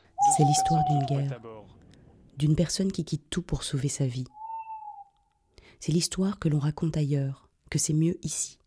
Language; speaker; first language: French; native; French